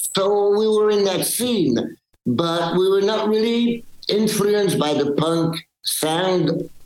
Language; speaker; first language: English; early bilingual, other home language; French